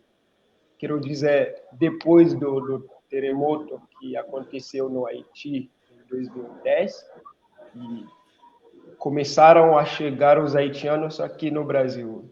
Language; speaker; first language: Portuguese; non-native, local second language; Haitian Creole